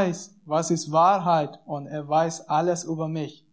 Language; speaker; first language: German; non-native, learner; Persian